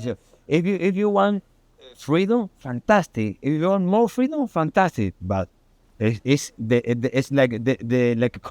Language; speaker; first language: English; non-native, learner; Spanish